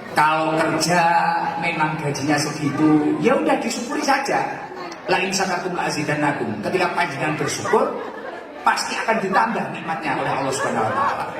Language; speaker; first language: Indonesian; non-native, local second language; Javanese